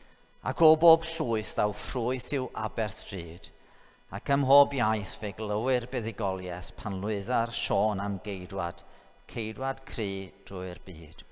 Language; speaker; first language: Welsh; native; Welsh